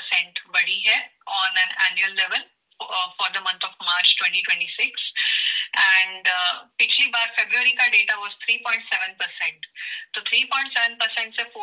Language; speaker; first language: Hindi; native; Hindi